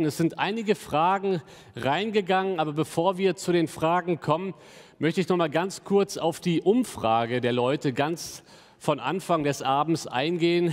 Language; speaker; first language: German; native; German